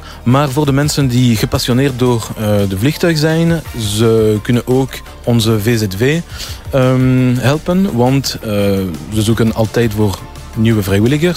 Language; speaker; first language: Dutch; non-native, local second language; French